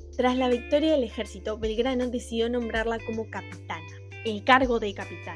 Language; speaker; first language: Spanish; native; Spanish